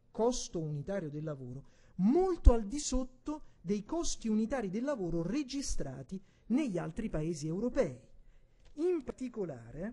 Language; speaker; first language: Italian; native; Italian